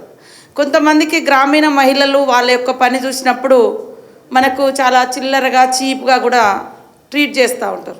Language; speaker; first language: Telugu; native; Telugu